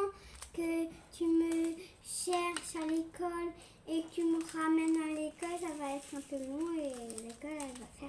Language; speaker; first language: French; native; French